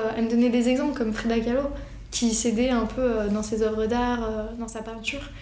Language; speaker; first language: French; early bilingual, other home language; Arabic